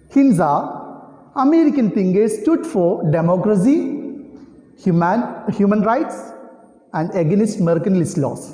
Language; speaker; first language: English; non-native, local second language; Malayalam